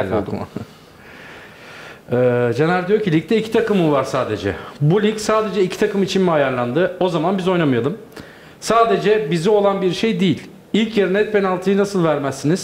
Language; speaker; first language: Turkish; native; Turkish